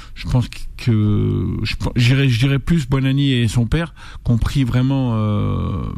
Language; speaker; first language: French; native; French